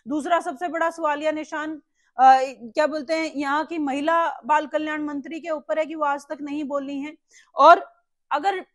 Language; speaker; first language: Hindi; native; Hindi